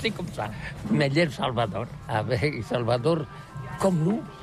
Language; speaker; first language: French; non-native, learner; Catalan